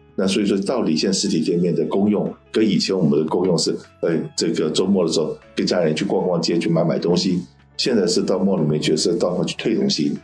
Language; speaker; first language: Chinese; native; Chinese